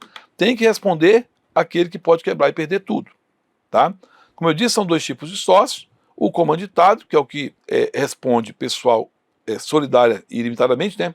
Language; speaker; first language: Portuguese; native; Portuguese